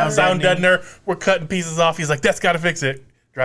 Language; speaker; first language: English; native; English